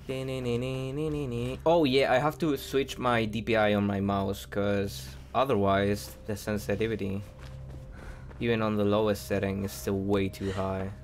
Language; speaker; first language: English; non-native, fluent; Spanish